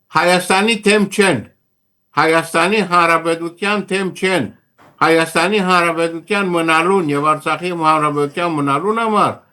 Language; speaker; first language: Armenian; early bilingual, heritage; Armenian